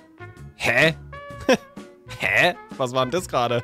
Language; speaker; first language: German; native; German